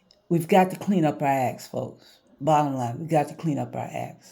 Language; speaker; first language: English; native; English